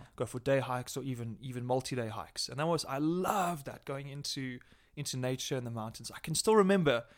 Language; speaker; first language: English; native; English